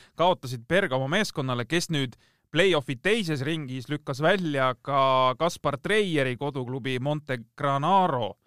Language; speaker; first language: Estonian; native; Estonian